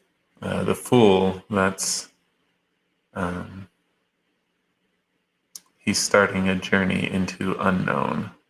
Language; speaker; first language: English; native; English